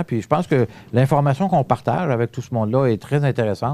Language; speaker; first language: French; native; French